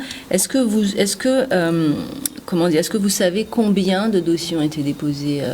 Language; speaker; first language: French; native; French